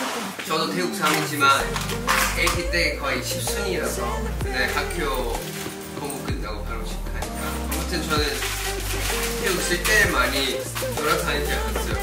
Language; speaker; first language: Korean; non-native, fluent; Thai